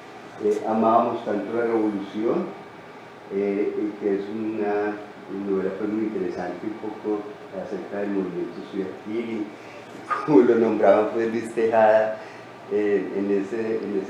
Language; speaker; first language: Spanish; native; Spanish